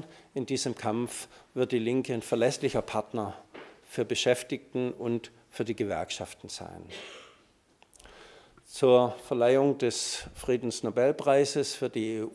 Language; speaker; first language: German; native; German